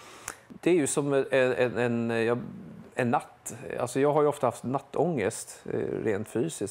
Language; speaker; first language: Swedish; native; Swedish